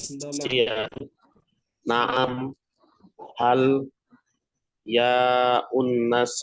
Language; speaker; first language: Arabic; non-native, learner; Indonesian